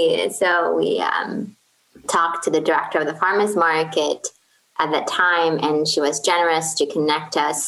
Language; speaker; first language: English; non-native, fluent; Arabic